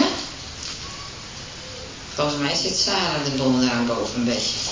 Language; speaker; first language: Dutch; native; Dutch